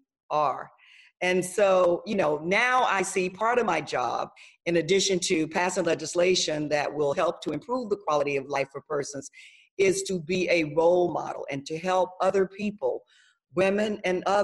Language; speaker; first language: English; native; English